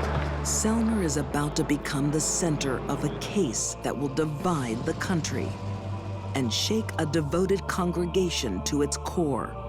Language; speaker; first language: English; native; English